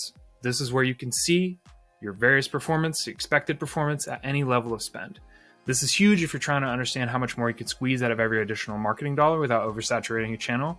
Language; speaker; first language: English; native; English